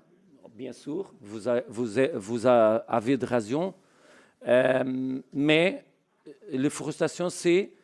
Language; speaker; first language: French; non-native, learner; Portuguese